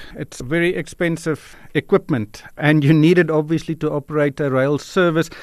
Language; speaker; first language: English; non-native, local second language; Afrikaans